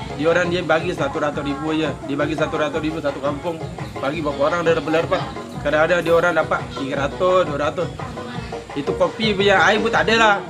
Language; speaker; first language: Malay; non-native, local second language; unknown